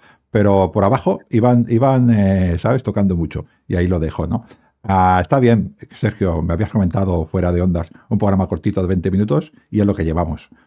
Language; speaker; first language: Spanish; native; Spanish